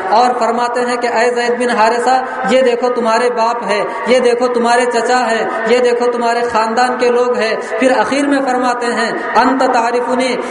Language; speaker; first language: Urdu; native; Urdu